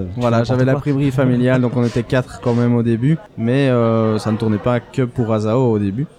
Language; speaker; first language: French; native; French